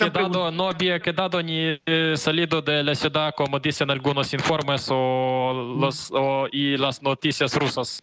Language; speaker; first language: Spanish; non-native, fluent; Ukrainian